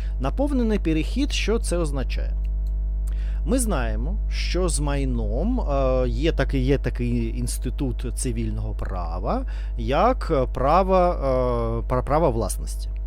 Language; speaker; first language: Ukrainian; non-native, learner; Russian